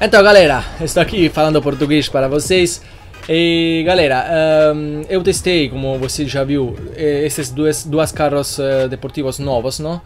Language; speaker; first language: Portuguese; non-native, learner; Italian